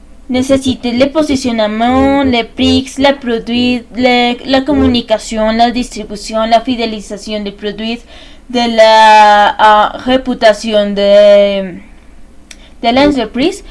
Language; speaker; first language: French; non-native, learner; Spanish